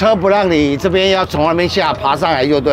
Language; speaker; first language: Chinese; native; Chinese